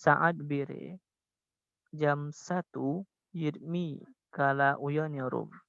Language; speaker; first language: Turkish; non-native, learner; Indonesian